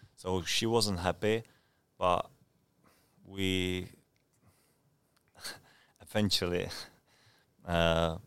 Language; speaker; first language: English; non-native, fluent; Czech